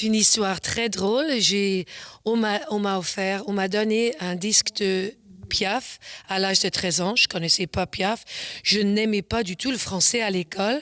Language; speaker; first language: French; non-native, fluent; English